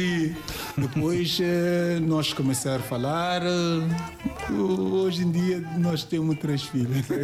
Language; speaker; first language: Portuguese; non-native, learner; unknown